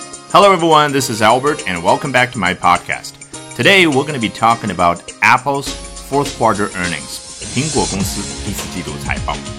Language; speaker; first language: English; non-native, fluent; Chinese